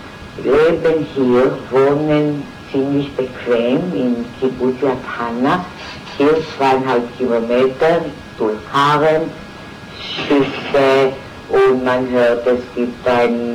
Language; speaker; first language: German; non-native, fluent; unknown